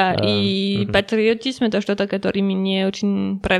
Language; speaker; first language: Russian; non-native, learner; French